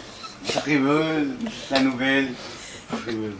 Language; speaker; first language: French; non-native, learner; Spanish